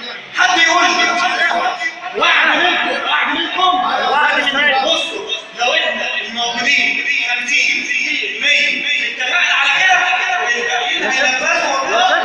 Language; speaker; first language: Arabic; native; Arabic